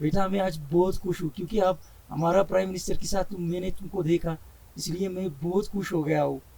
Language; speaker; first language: Hindi; non-native, learner; Amharic